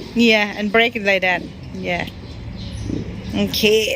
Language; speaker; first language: English; non-native, learner; Thai